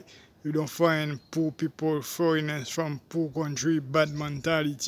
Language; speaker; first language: English; non-native, fluent; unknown